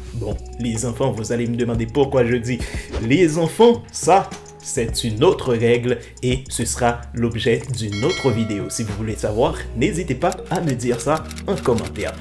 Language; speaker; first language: French; non-native, local second language; Haitian Creole